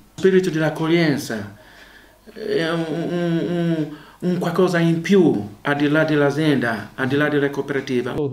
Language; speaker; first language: Italian; non-native, learner; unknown